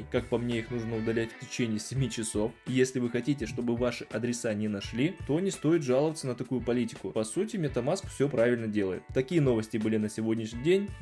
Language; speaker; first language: Russian; native; Russian